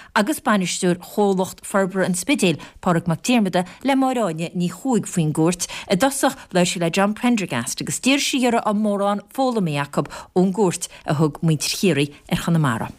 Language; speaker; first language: Irish; native; Irish